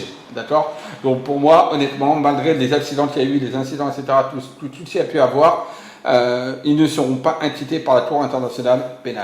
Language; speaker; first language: French; native; French